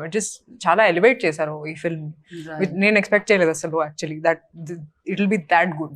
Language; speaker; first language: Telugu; non-native, fluent; Hindi